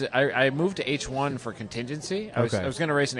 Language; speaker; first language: English; native; English